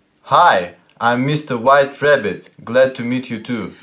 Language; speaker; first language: English; non-native, fluent; Russian